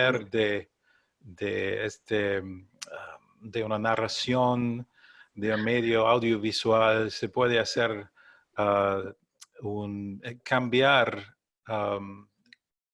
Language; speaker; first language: Spanish; non-native, learner; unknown